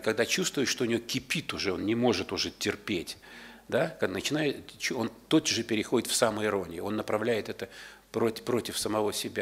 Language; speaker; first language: Russian; native; Russian